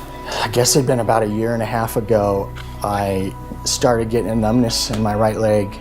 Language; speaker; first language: English; native; English